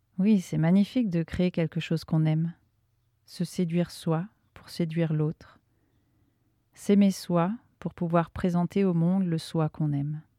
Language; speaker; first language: French; native; French